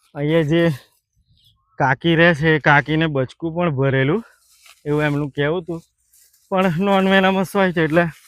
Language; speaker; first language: Gujarati; non-native, local second language; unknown